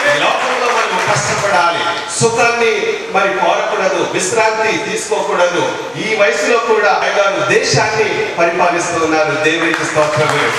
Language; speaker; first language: Telugu; non-native, local second language; Lambadi